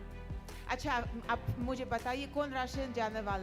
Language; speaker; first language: Hindi; non-native, fluent; Russian